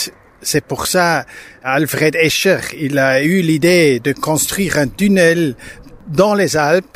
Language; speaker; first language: French; non-native, local second language; German